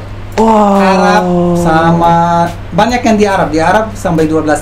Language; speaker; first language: Indonesian; non-native, fluent; Arabic